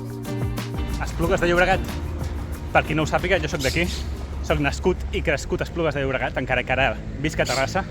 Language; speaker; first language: Catalan; native; Catalan